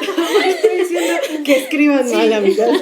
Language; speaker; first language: Spanish; native; Spanish